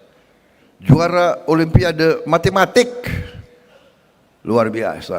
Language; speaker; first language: Indonesian; native; Indonesian